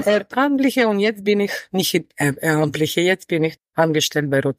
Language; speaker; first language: German; non-native, learner; Ukrainian